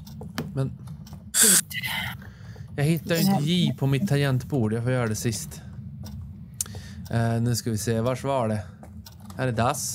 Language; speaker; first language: Swedish; native; Swedish